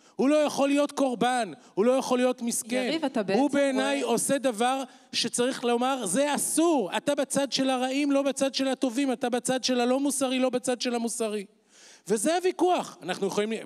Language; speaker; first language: Hebrew; native; Hebrew